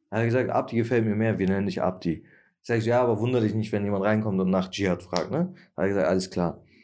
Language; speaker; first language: German; early bilingual, other home language; Turkish